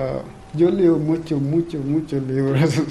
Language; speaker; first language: Spanish; non-native, learner; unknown